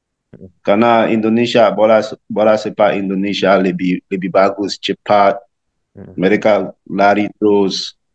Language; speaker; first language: Indonesian; non-native, learner; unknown